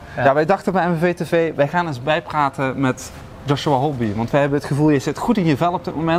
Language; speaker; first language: Dutch; native; Dutch